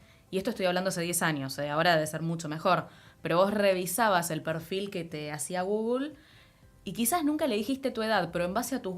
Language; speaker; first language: Spanish; native; Spanish